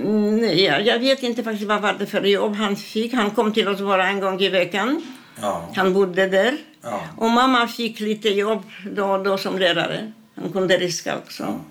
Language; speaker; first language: Swedish; non-native, fluent; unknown